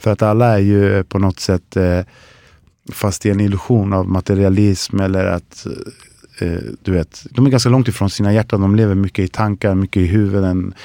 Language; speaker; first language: Swedish; early bilingual, other home language; Spanish